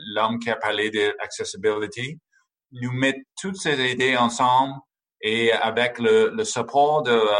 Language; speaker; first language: French; non-native, fluent; English